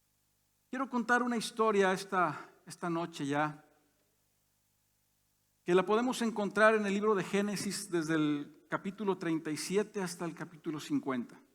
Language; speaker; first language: Spanish; native; Spanish